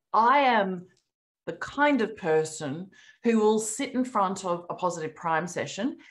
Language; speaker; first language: English; native; English